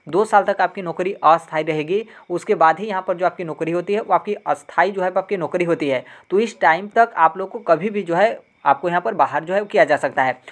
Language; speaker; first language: Hindi; native; Hindi